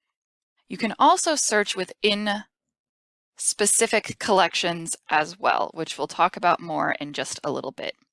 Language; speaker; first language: English; native; English